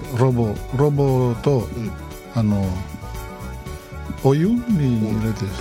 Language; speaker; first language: Japanese; non-native, learner; Fijian